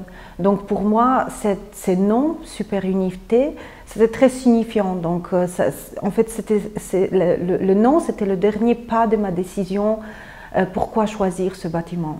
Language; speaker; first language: French; non-native, fluent; Polish